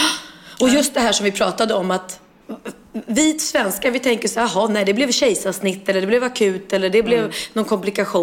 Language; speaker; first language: Swedish; native; Swedish